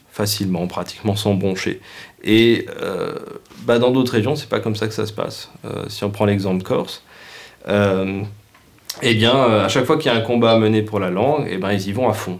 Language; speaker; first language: French; native; French